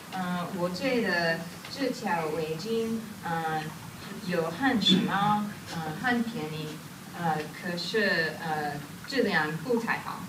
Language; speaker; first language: Chinese; non-native, learner; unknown